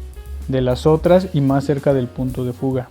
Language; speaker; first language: Spanish; native; Spanish